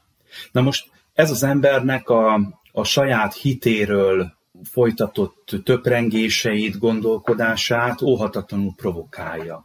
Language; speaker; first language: Hungarian; native; Hungarian